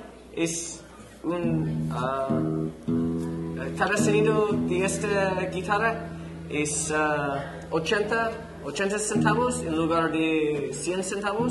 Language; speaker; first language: Spanish; non-native, learner; English